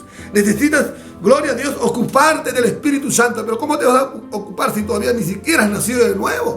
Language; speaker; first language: Spanish; native; Spanish